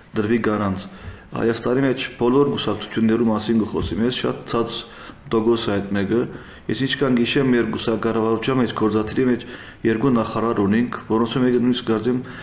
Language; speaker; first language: Armenian; early bilingual, heritage; Armenian